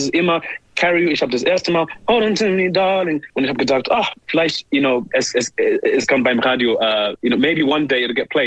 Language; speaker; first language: German; non-native, learner; English